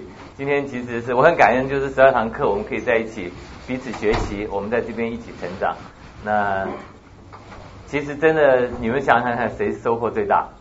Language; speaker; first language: Chinese; native; Chinese